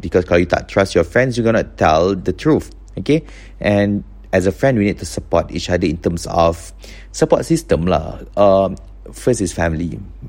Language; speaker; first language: English; non-native, local second language; Malay